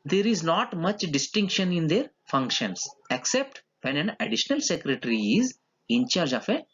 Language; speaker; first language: English; non-native, local second language; Kannada